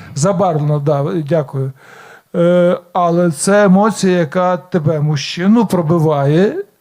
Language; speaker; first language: Ukrainian; native; Ukrainian